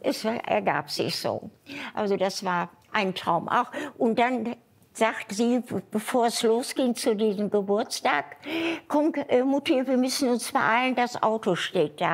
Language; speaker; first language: German; native; German